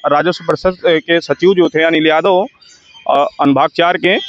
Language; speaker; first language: Hindi; native; Hindi